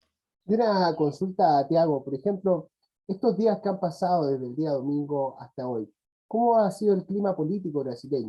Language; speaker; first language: Spanish; native; Spanish